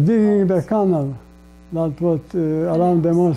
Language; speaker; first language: English; non-native, learner; Polish